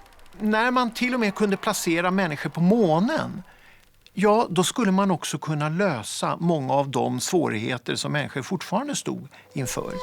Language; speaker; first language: Swedish; native; Swedish